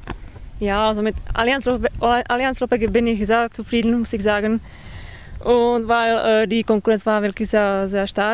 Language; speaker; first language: German; non-native, fluent; Czech